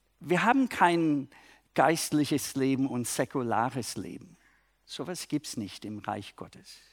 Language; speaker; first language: German; non-native, fluent; English